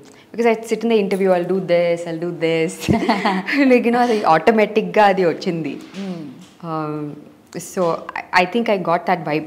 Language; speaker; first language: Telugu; non-native, learner; Tamil